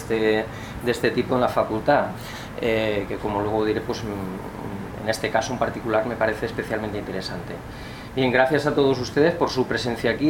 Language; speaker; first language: Spanish; native; Spanish